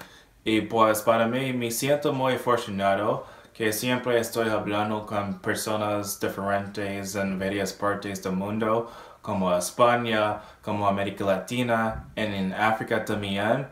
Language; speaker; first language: Spanish; non-native, learner; English